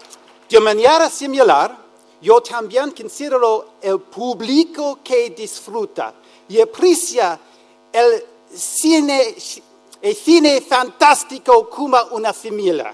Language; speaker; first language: Spanish; non-native, learner; English